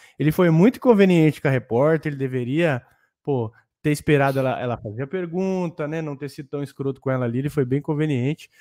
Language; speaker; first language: Portuguese; native; Portuguese